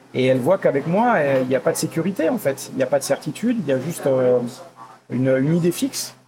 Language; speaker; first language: French; native; French